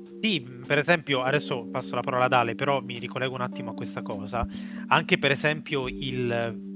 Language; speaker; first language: Italian; native; Italian